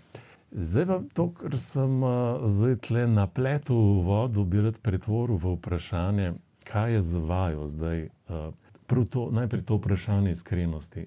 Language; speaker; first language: Slovenian; native; Slovenian